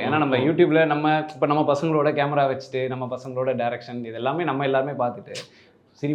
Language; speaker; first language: Tamil; native; Tamil